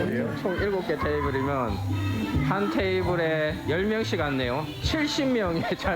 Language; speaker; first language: Korean; native; Korean